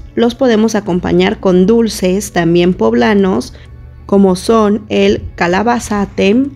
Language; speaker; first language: Spanish; native; Spanish